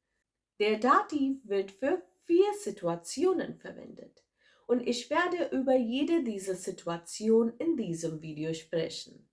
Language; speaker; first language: German; non-native, fluent; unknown